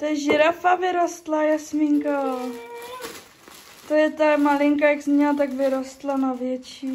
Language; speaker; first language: Czech; native; Czech